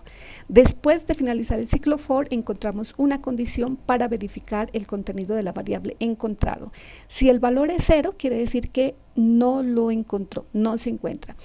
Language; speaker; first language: Spanish; native; Spanish